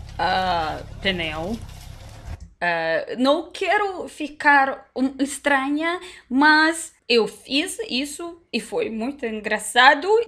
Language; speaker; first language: Portuguese; non-native, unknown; Russian